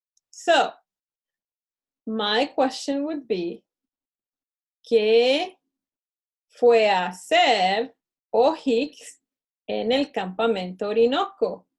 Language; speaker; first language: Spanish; non-native, fluent; English